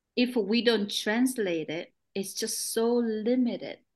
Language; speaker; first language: English; non-native, fluent; Korean